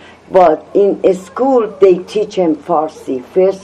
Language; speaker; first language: English; non-native, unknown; Persian